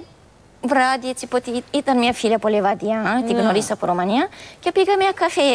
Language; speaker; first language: Greek; non-native, learner; Romanian